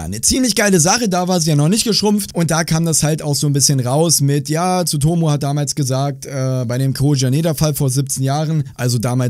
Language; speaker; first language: German; native; German